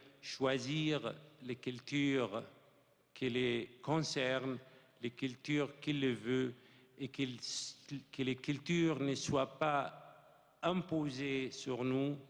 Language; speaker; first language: French; non-native, fluent; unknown